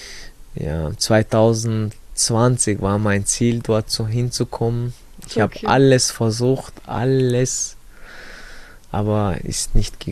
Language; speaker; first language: German; early bilingual, other home language; Chechen